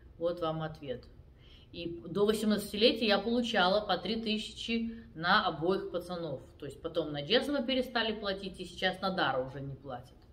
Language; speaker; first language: Russian; native; Russian